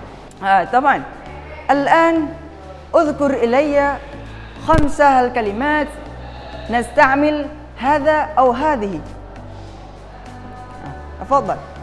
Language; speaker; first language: Arabic; non-native, fluent; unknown